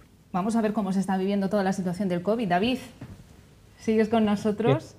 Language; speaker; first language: Spanish; native; Spanish